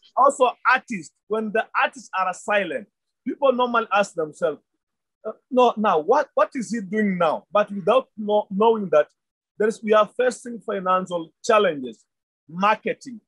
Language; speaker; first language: English; non-native, local second language; Luyia